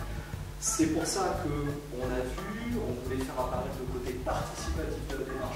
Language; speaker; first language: French; native; French